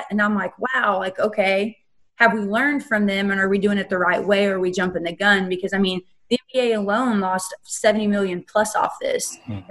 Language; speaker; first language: English; native; English